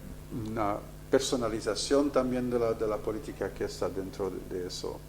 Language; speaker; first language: Spanish; non-native, fluent; Dutch